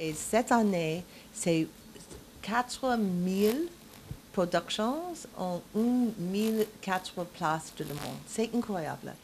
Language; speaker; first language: French; non-native, learner; English